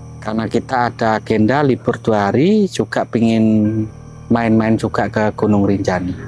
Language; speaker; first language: Indonesian; non-native, local second language; Javanese